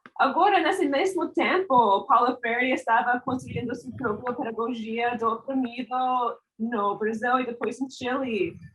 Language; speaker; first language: Portuguese; non-native, fluent; English